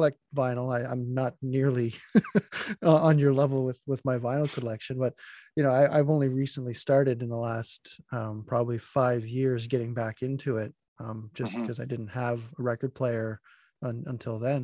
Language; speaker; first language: English; non-native, fluent; French